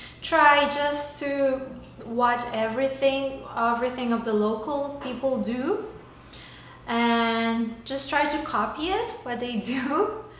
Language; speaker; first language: English; non-native, fluent; Spanish